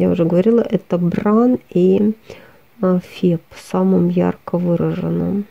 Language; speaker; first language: Russian; native; Russian